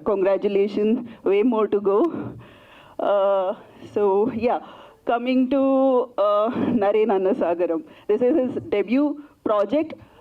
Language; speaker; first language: English; non-native, local second language; Telugu